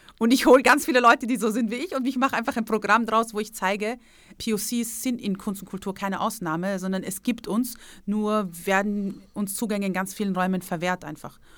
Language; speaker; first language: German; early bilingual, other home language; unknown